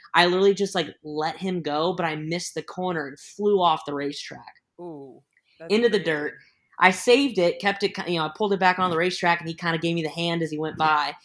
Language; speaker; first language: English; native; English